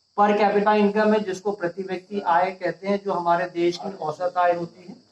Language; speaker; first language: Hindi; native; Hindi